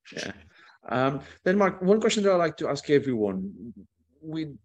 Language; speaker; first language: English; non-native, fluent; Portuguese